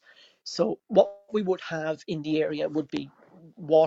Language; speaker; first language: English; native; English